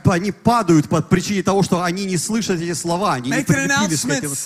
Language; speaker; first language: Russian; native; Russian